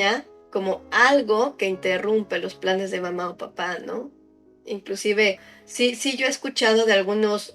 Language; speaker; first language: Spanish; native; Spanish